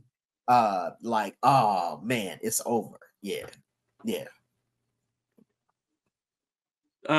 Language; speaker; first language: English; native; English